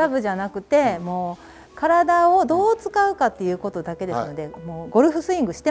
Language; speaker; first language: Japanese; native; Japanese